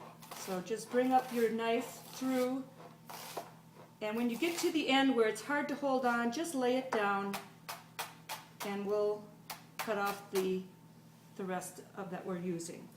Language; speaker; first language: English; native; English